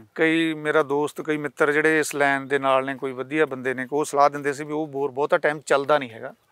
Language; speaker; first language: Punjabi; native; Punjabi